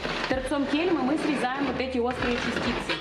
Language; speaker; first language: Russian; native; Russian